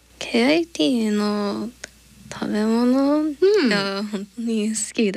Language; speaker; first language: Japanese; non-native, learner; English